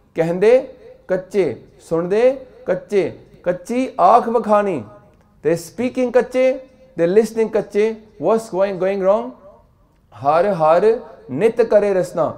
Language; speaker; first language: Punjabi; early bilingual, heritage; Punjabi